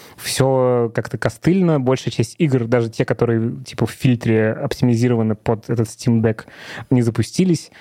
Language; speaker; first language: Russian; native; Russian